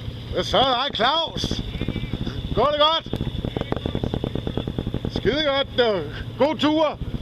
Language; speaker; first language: Danish; native; Danish